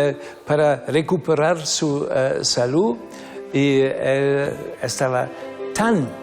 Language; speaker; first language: Spanish; non-native, learner; German